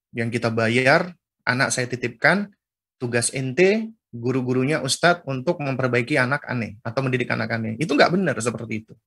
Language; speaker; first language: Indonesian; native; Indonesian